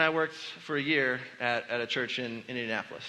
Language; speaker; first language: English; native; English